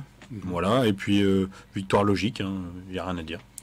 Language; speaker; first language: French; native; French